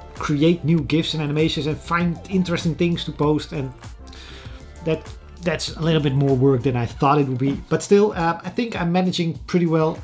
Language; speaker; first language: English; non-native, fluent; Dutch